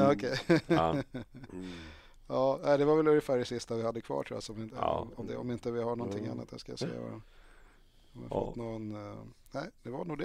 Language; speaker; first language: Swedish; native; Swedish